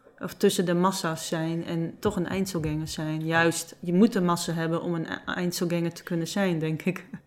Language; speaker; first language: Dutch; non-native, local second language; Western Frisian